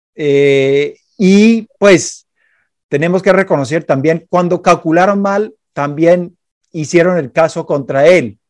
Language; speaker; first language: Spanish; non-native, fluent; English